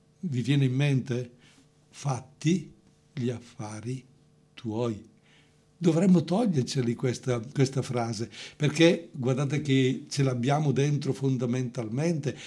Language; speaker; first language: Italian; native; Italian